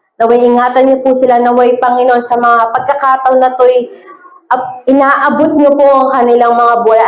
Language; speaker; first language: Filipino; native; Filipino